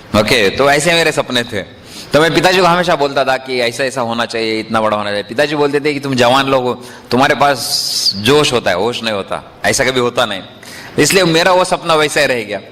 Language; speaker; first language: Hindi; non-native, local second language; Marathi